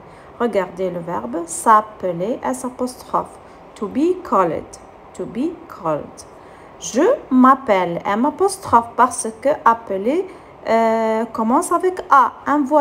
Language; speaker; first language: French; non-native, fluent; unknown